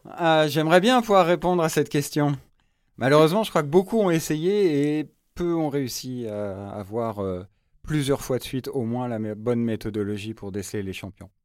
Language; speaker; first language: French; native; French